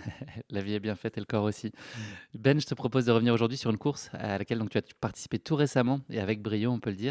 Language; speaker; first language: French; native; French